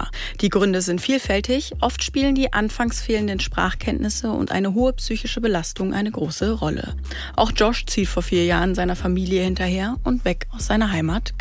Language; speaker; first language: German; native; German